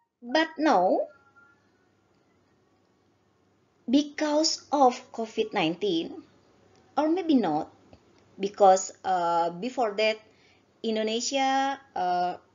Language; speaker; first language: English; non-native, learner; Indonesian